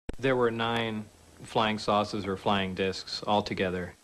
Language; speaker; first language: English; native; English